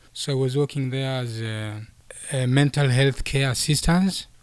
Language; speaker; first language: English; non-native, local second language; Somali